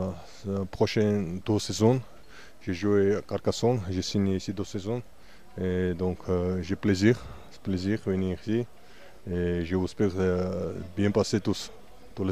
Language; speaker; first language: French; non-native, learner; Georgian